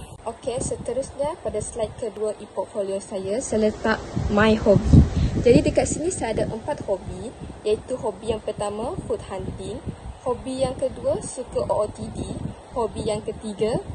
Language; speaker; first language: Malay; native; Malay